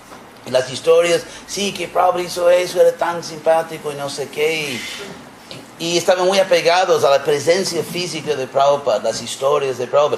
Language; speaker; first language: Spanish; non-native, fluent; English